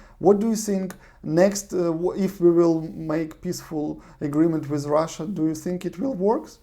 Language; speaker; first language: English; non-native, learner; Russian